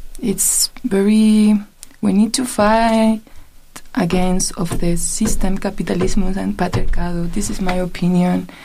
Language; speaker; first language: English; non-native, learner; Spanish